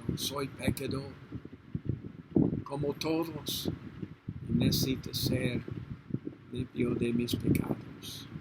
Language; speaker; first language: Spanish; non-native, learner; English